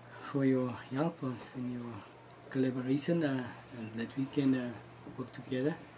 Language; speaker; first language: English; non-native, local second language; Afrikaans